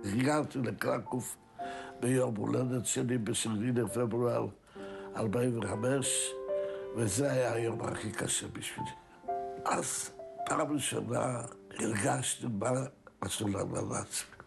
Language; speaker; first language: Hebrew; non-native, fluent; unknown